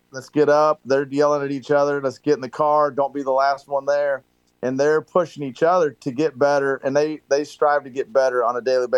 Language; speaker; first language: English; native; English